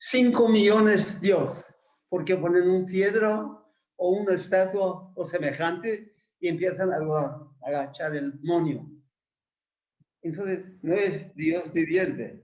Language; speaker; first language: Spanish; non-native, learner; Persian